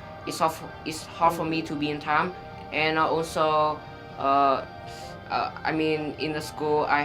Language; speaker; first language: English; non-native, learner; Vietnamese